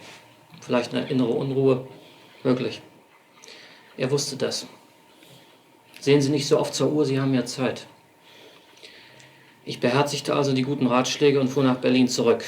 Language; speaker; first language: German; native; German